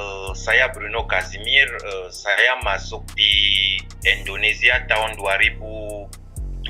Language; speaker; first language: Indonesian; non-native, fluent; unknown